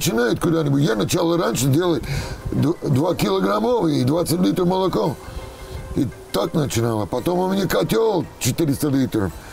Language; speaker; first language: Russian; non-native, learner; English